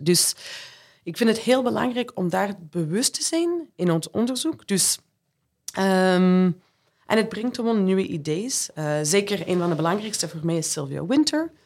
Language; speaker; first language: Dutch; non-native, fluent; English